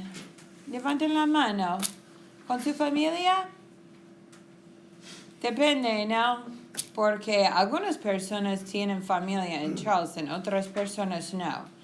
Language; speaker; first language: Spanish; non-native, fluent; English